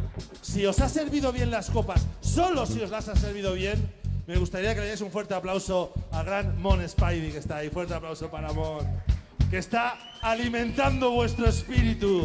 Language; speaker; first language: Spanish; native; Spanish